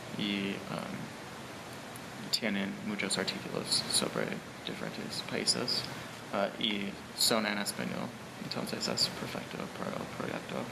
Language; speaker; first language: Spanish; non-native, learner; English